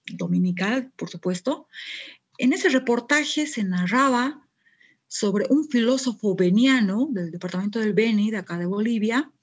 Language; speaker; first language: Spanish; native; Spanish